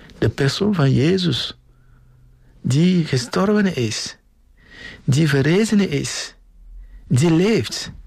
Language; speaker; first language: Dutch; non-native, fluent; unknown